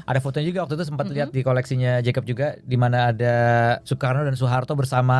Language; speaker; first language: Indonesian; native; Indonesian